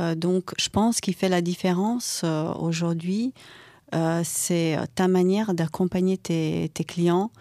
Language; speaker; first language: French; non-native, fluent; Croatian